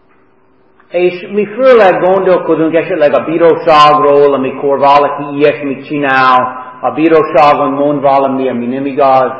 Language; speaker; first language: Hungarian; non-native, fluent; English